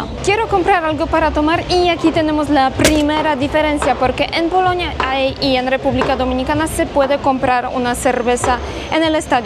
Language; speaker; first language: Spanish; non-native, fluent; Polish